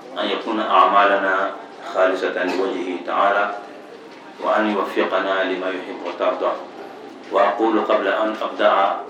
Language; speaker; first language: Arabic; non-native, fluent; Mossi